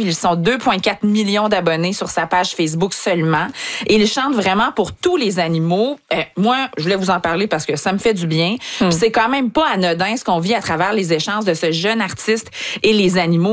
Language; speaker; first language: French; native; French